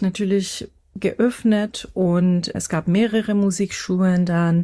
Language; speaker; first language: German; non-native, fluent; Persian